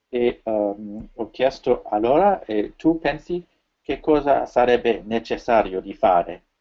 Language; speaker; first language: Italian; non-native, fluent; French